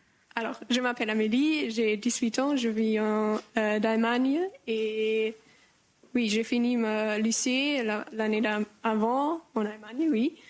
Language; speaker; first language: French; non-native, learner; German